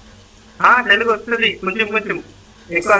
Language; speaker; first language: Telugu; non-native, local second language; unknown